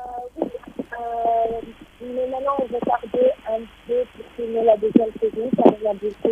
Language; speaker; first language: French; non-native, fluent; Arabic